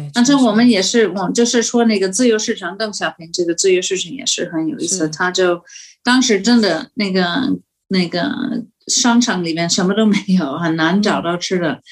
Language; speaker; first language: Chinese; non-native, fluent; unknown